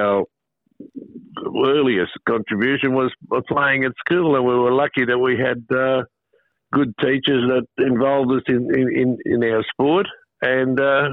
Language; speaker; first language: English; native; English